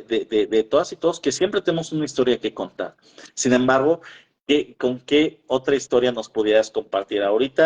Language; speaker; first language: Spanish; native; Spanish